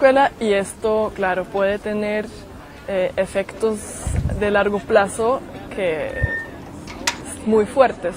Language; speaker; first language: Spanish; non-native, fluent; German